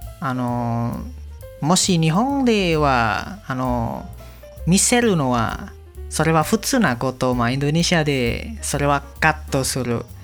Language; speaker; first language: Japanese; non-native, learner; Indonesian